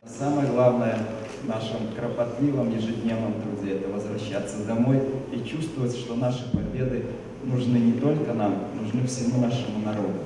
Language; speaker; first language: Russian; native; Russian